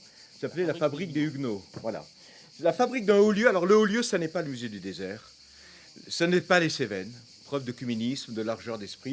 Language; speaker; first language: French; native; French